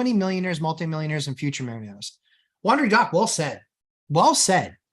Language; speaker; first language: English; native; English